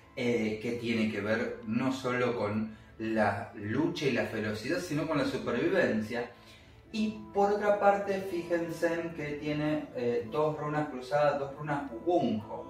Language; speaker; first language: Spanish; native; Spanish